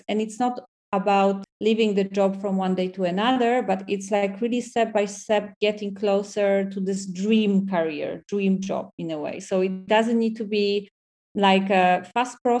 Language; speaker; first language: English; non-native, fluent; Polish